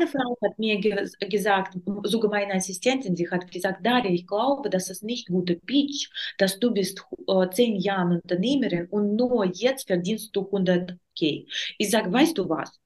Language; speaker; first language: German; non-native, learner; Russian